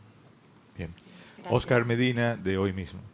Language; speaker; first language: Spanish; native; Spanish